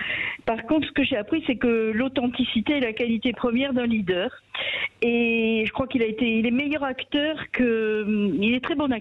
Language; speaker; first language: French; native; French